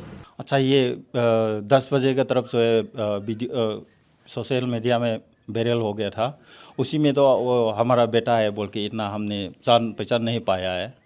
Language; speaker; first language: Hindi; non-native, local second language; Manipuri